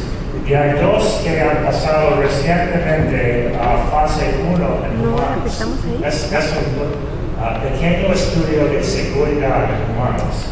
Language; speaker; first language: Spanish; non-native, fluent; English